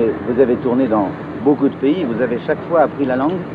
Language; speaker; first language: French; native; French